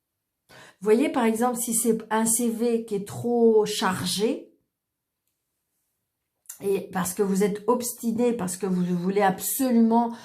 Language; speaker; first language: French; native; French